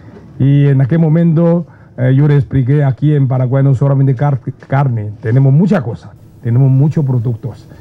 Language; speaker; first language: Spanish; non-native, learner; Chinese